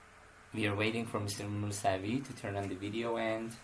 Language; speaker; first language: English; non-native, fluent; Persian